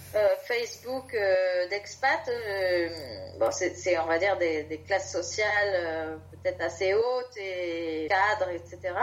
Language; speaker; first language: French; native; French